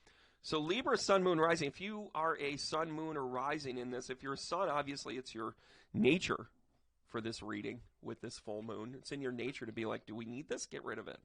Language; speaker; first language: English; native; English